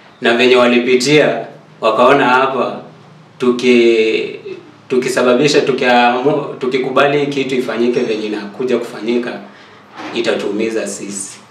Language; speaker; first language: Swahili; native; Swahili